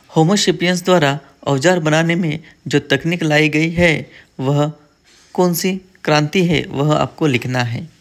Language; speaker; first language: Hindi; non-native, local second language; Marathi